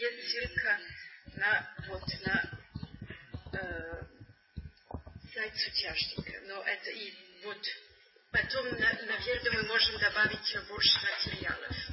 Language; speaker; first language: Russian; non-native, learner; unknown